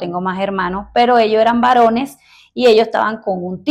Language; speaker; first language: Spanish; native; Spanish